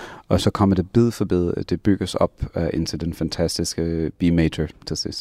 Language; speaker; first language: Danish; non-native, fluent; English